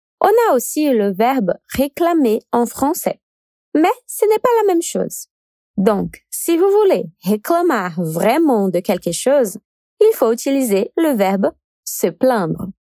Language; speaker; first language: French; non-native, fluent; Portuguese